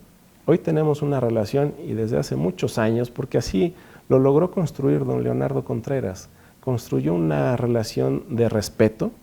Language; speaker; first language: Spanish; native; Spanish